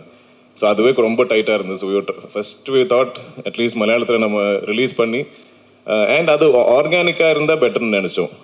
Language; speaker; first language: Tamil; non-native, local second language; Malayalam